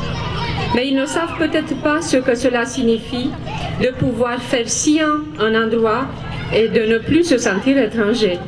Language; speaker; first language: French; non-native, fluent; Romanian